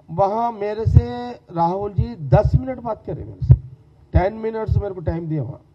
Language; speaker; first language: Hindi; non-native, local second language; Telugu